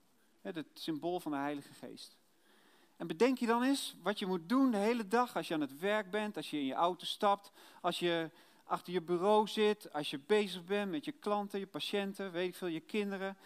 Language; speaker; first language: Dutch; native; Dutch